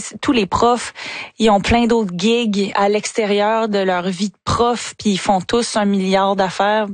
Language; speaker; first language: French; native; French